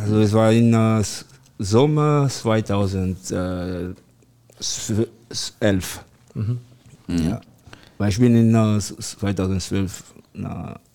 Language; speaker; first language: German; non-native, learner; French